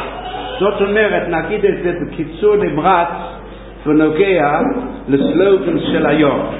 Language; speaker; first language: Hebrew; non-native, fluent; English